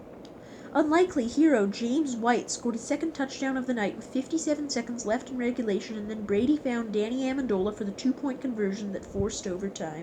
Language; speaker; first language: English; native; English